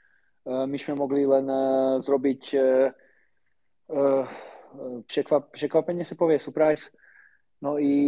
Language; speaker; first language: Polish; non-native, learner; Slovak